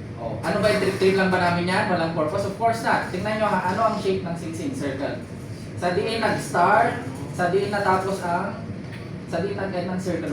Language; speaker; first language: Filipino; non-native, local second language; Iloko